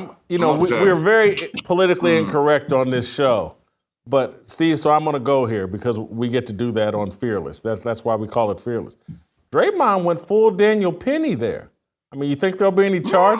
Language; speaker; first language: English; native; English